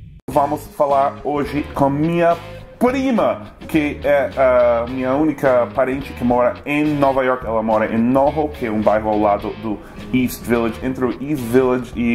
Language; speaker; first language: Portuguese; non-native, fluent; English